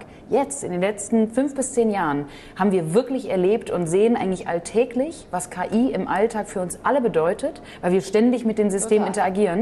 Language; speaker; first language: German; native; German